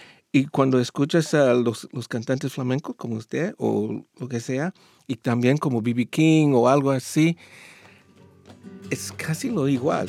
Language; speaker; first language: Spanish; non-native, learner; English